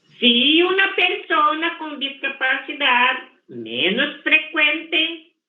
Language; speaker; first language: Spanish; non-native, fluent; Portuguese